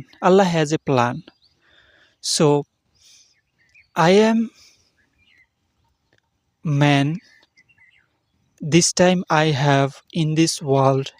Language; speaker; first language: English; non-native, learner; Bangla